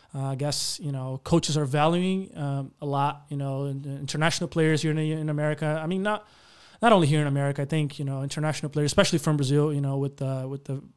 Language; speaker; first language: English; non-native, fluent; Portuguese